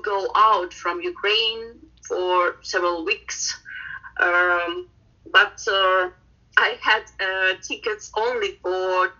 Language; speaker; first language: English; non-native, fluent; Ukrainian